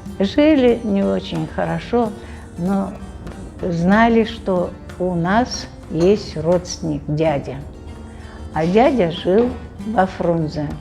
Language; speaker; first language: Russian; non-native, local second language; Crimean Tatar